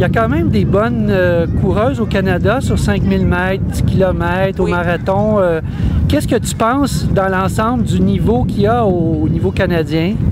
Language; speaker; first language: French; native; French